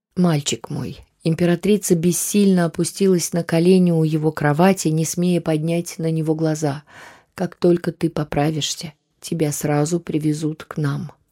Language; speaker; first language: Russian; native; Russian